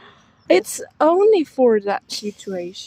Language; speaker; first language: English; non-native, fluent; Korean